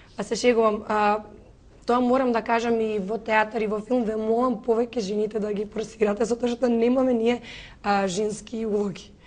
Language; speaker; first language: Macedonian; native; Macedonian